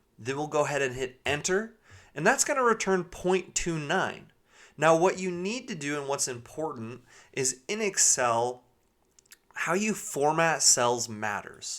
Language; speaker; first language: English; native; English